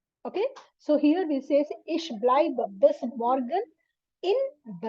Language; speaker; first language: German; non-native, learner; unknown